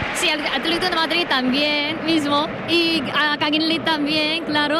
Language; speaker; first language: Spanish; non-native, learner; Korean